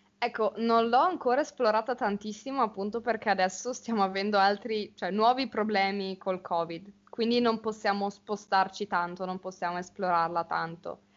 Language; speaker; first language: Italian; native; Italian